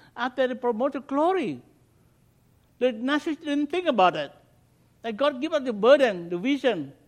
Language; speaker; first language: English; non-native, learner; Khmer